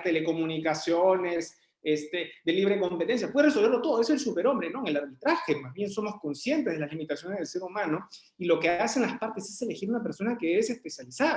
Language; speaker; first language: Spanish; native; Spanish